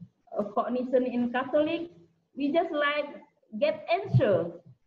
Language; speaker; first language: English; non-native, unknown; Indonesian